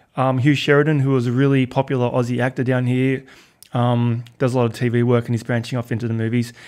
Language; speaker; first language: English; native; English